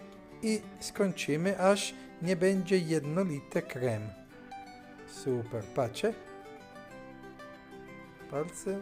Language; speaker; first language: Polish; non-native, fluent; Italian